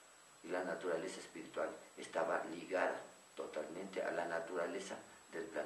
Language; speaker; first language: Spanish; native; Spanish